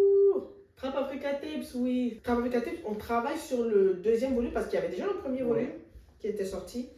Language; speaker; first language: French; native; French